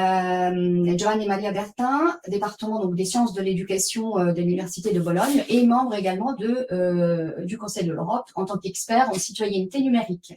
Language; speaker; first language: French; native; French